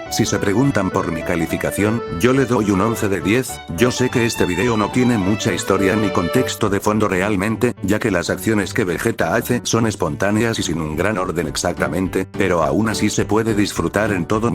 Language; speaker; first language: Spanish; native; Spanish